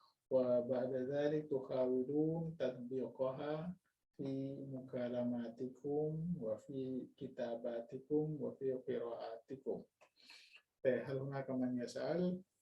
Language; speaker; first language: Arabic; non-native, fluent; Indonesian